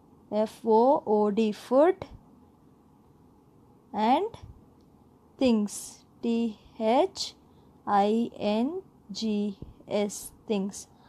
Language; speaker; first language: English; non-native, local second language; Tamil